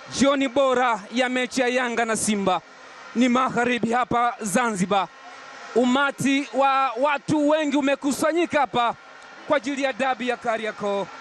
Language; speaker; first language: Swahili; native; Swahili